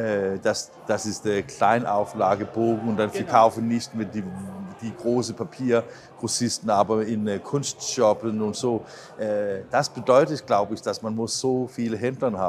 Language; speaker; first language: German; non-native, learner; Danish